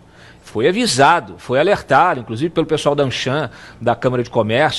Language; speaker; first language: Portuguese; native; Portuguese